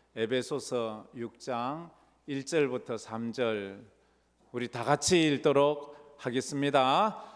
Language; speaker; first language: Korean; native; Korean